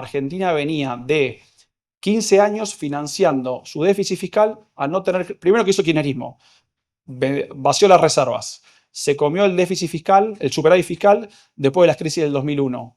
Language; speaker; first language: Spanish; native; Spanish